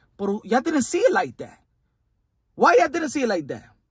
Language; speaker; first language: English; early bilingual, other home language; Spanish